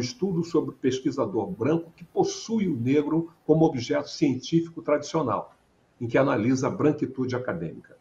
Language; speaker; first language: Portuguese; native; Portuguese